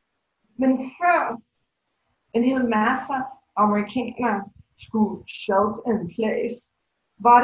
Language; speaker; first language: Danish; non-native, fluent; English